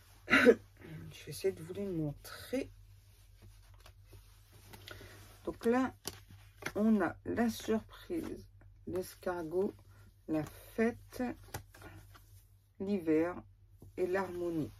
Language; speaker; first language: French; native; French